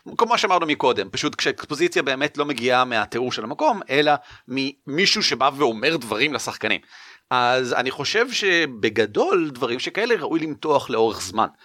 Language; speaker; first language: Hebrew; native; Hebrew